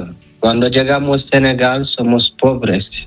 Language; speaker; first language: Spanish; non-native, learner; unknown